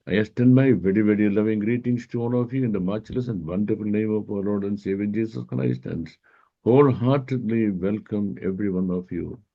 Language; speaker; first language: English; non-native, local second language; Malayalam